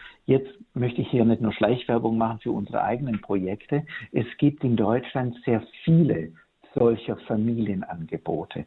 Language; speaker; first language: German; native; German